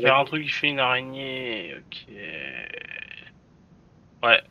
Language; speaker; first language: French; native; French